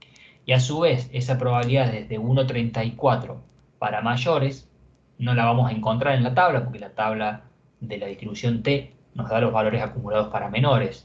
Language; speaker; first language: Spanish; native; Spanish